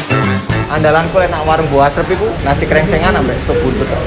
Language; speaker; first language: Indonesian; native; Indonesian